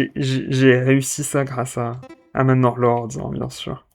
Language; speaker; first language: French; native; French